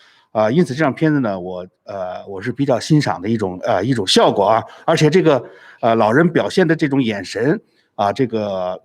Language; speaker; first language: Chinese; native; Chinese